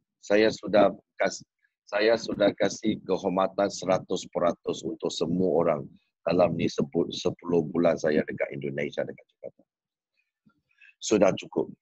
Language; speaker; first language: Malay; non-native, local second language; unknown